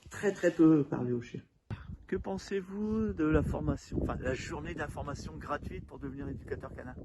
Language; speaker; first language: French; native; French